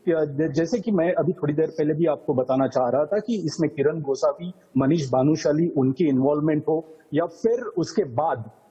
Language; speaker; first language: Hindi; native; Hindi